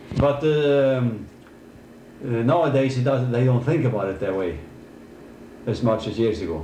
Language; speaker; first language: English; non-native, fluent; Swedish